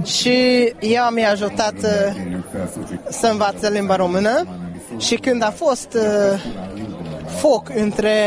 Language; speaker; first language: Romanian; non-native, learner; Hungarian